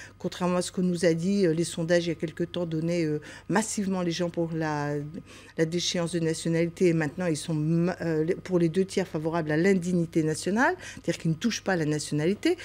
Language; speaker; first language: French; native; French